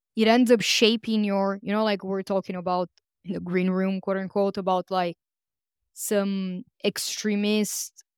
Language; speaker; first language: English; non-native, fluent; Portuguese